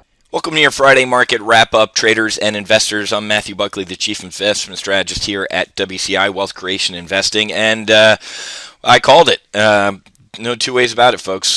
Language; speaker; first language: English; native; English